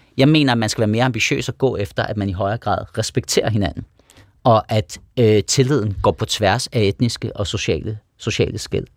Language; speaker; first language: Danish; early bilingual, other home language; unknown